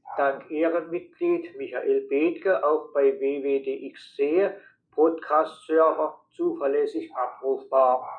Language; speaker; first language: German; native; German